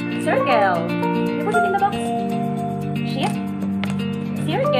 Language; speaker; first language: English; non-native, local second language; Filipino